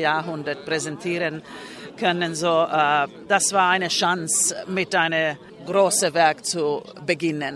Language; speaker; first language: German; non-native, fluent; Finnish